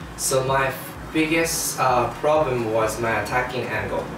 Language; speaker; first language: English; non-native, fluent; Japanese